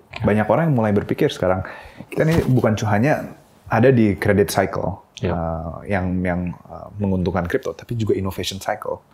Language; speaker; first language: Indonesian; native; Indonesian